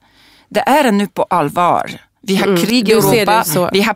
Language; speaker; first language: Swedish; non-native, fluent; Italian